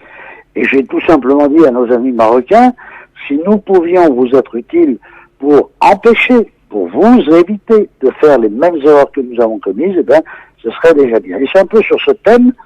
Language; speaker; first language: French; native; French